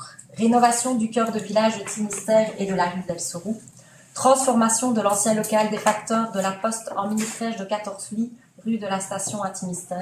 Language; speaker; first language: French; native; French